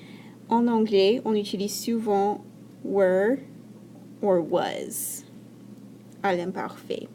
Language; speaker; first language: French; non-native, fluent; English